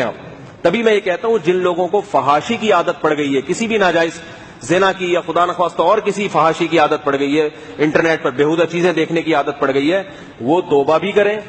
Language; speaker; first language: Urdu; native; Urdu